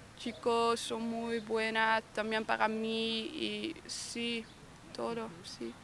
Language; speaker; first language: Spanish; non-native, learner; Dutch